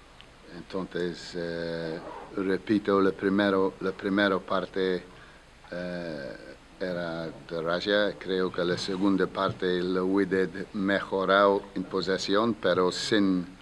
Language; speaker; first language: Spanish; non-native, fluent; English